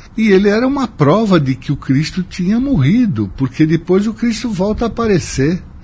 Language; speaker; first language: Portuguese; native; Portuguese